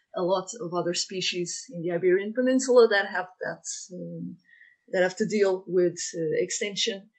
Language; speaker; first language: English; non-native, fluent; Portuguese